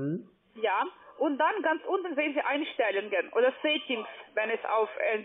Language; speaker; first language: German; non-native, learner; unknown